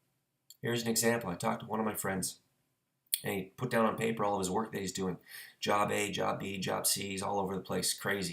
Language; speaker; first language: English; native; English